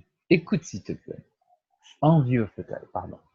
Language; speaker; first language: French; non-native, fluent; Portuguese